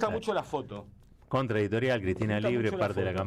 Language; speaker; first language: Spanish; native; Spanish